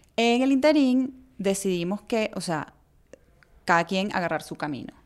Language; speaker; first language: Spanish; native; Spanish